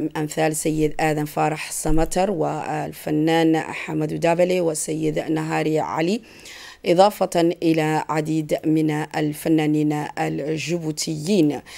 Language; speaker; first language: Arabic; non-native, local second language; Somali